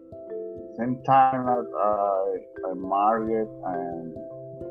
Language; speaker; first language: English; non-native, learner; Spanish